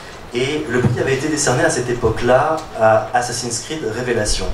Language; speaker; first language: French; native; French